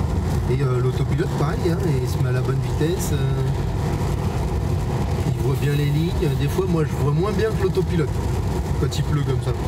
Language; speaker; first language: French; native; French